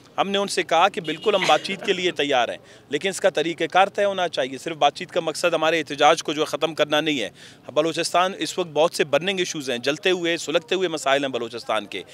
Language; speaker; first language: Urdu; non-native, local second language; Baluchi